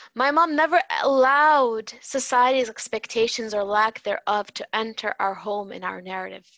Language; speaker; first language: English; native; English